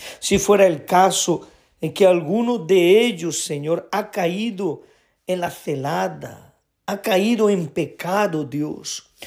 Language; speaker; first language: Spanish; non-native, fluent; Portuguese